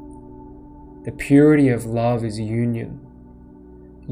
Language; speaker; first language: English; native; English